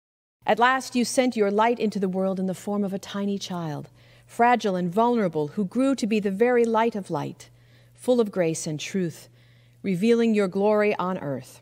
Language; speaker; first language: English; native; English